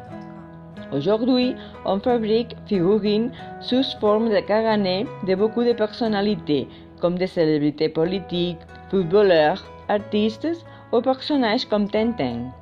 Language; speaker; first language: French; non-native, fluent; Catalan